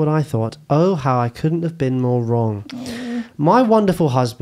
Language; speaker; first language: English; native; English